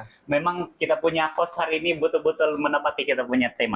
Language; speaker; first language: Malay; native; Malay